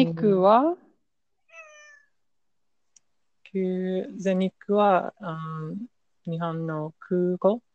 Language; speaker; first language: Japanese; non-native, learner; English